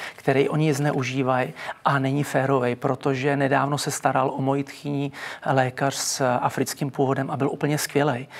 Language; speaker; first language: Czech; early bilingual, heritage; Czech